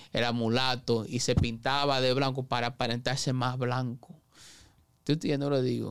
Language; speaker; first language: Spanish; early bilingual, heritage; Spanish